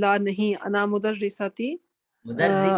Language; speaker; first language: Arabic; non-native, learner; Urdu